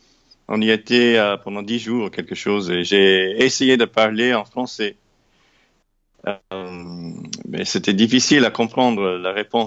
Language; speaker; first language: French; non-native, fluent; English